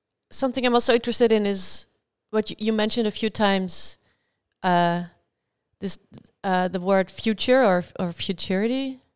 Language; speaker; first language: English; non-native, fluent; Dutch